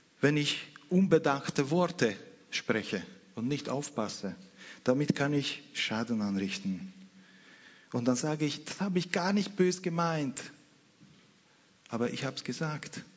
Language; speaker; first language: German; non-native, fluent; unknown